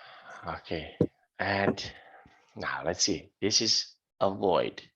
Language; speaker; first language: English; non-native, fluent; Serbian